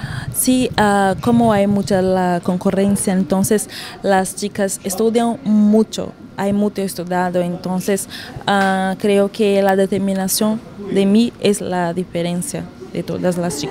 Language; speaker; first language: Spanish; non-native, learner; Portuguese